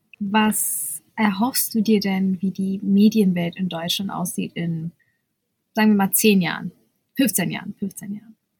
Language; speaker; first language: German; early bilingual, other home language; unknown